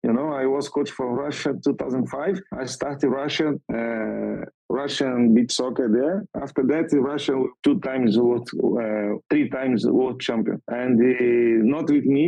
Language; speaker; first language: English; non-native, learner; Portuguese